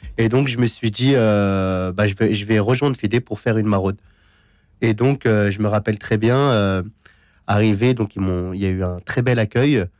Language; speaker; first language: French; early bilingual, other home language; Syriac